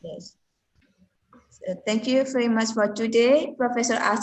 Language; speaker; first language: English; non-native, learner; Indonesian